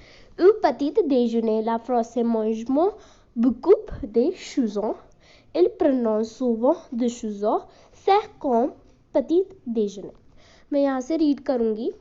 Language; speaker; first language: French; non-native, learner; Hindi